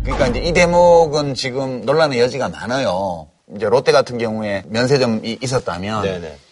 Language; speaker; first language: Korean; native; Korean